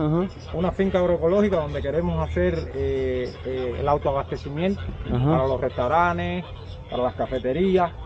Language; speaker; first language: Spanish; native; Spanish